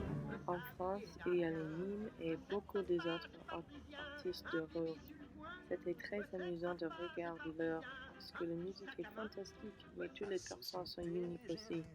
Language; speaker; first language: French; non-native, learner; English